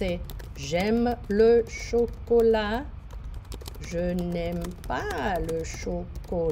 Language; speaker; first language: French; non-native, fluent; English